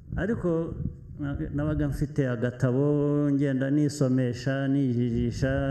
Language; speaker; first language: Kinyarwanda; early bilingual, heritage; Kinyarwanda